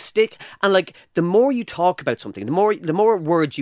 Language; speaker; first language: English; native; English